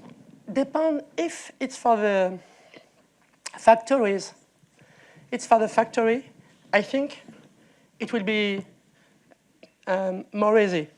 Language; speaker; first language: English; non-native, learner; French